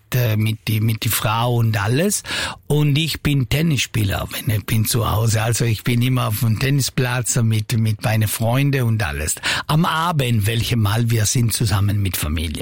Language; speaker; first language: German; non-native, learner; Italian